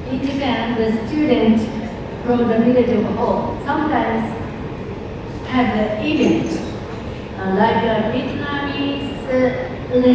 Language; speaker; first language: English; non-native, learner; Japanese